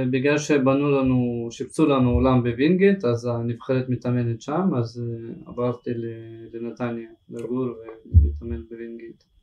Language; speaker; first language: Hebrew; early bilingual, other home language; Russian